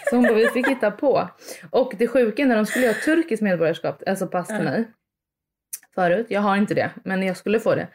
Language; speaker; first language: Swedish; early bilingual, other home language; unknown